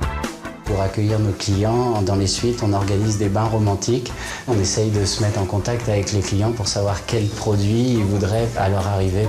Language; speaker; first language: French; native; French